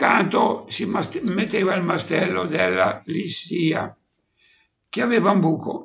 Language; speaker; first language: Italian; native; Italian